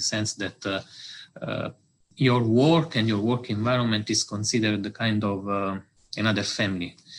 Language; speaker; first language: English; non-native, fluent; Italian